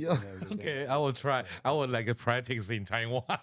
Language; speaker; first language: English; non-native, learner; Chinese